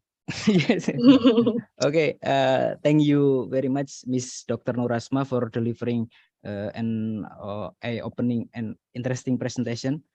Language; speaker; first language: English; non-native, learner; Indonesian